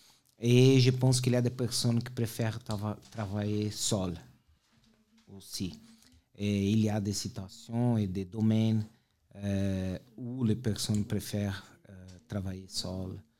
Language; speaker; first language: French; non-native, fluent; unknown